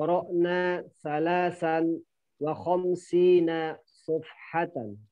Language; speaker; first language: Arabic; non-native, learner; Indonesian